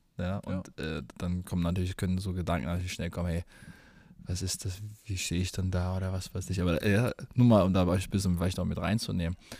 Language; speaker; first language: German; native; German